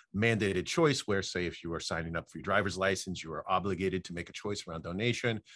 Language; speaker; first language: English; native; English